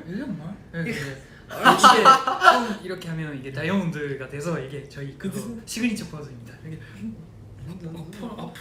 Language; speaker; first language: Korean; non-native, fluent; Japanese